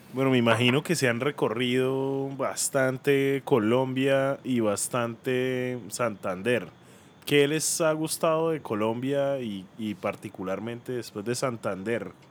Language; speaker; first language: Spanish; native; Spanish